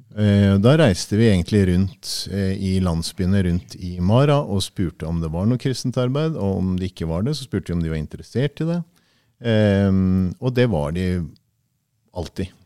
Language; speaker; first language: Norwegian; early bilingual, heritage; Norwegian